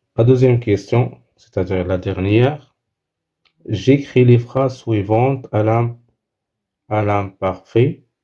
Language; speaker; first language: French; non-native, local second language; Arabic